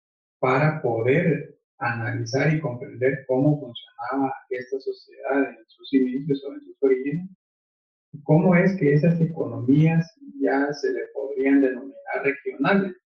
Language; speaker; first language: Spanish; native; Spanish